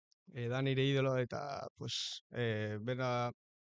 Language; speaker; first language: Basque; non-native, local second language; Spanish